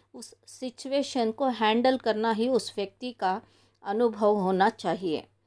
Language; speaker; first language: Hindi; non-native, local second language; Kannada